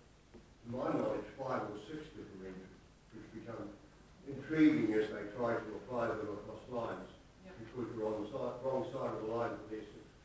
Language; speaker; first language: English; native; English